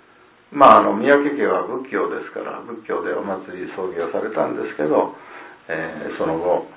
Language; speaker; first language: Japanese; native; Japanese